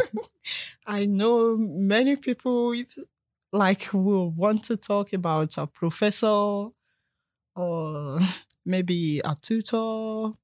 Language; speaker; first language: English; non-native, local second language; Yoruba